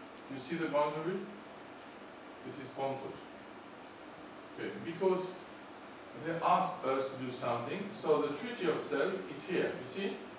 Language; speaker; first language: English; non-native, fluent; Greek